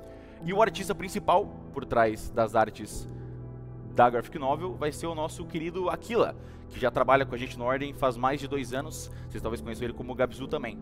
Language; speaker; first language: Portuguese; native; Portuguese